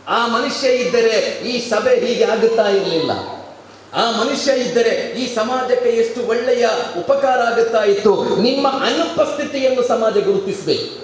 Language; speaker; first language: Kannada; non-native, local second language; Malayalam